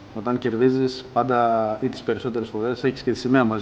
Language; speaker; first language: Greek; native; Greek